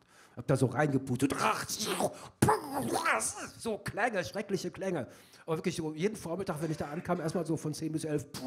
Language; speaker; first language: German; native; German